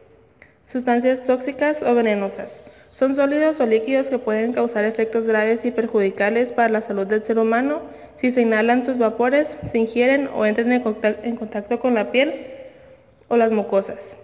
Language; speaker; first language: Spanish; native; Spanish